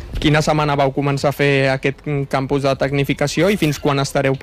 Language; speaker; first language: Catalan; native; Catalan